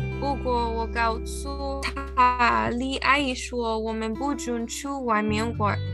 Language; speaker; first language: Chinese; non-native, learner; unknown